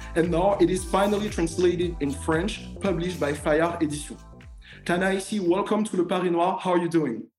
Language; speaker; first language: English; non-native, fluent; French